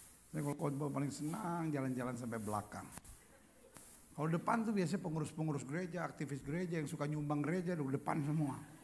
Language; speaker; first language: Indonesian; native; Indonesian